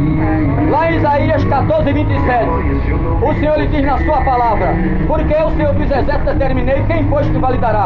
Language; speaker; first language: Portuguese; native; Portuguese